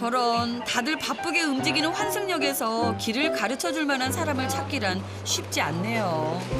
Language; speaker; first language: Korean; native; Korean